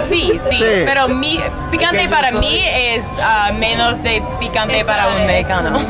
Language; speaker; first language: Spanish; non-native, learner; English